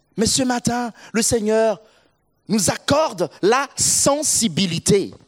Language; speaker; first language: French; non-native, local second language; Sango